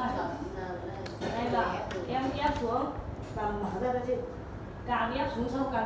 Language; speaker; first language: Vietnamese; native; Vietnamese